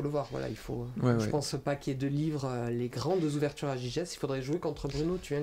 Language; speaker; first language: French; native; French